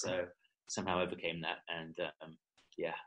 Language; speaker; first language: English; native; English